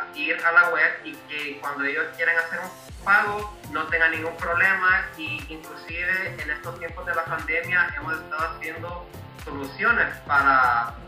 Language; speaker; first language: Spanish; native; Spanish